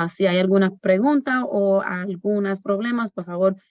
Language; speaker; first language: Spanish; early bilingual, heritage; Spanish